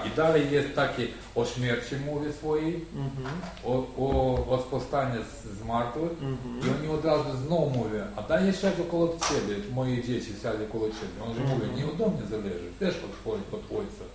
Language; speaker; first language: Polish; non-native, learner; Russian